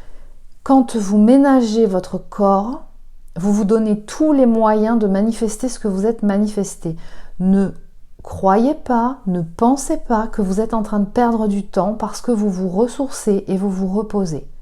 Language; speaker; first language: French; native; French